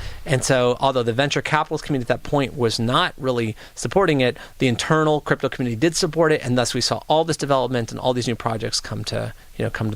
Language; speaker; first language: English; native; English